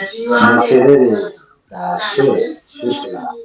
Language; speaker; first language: Chinese; non-native, learner; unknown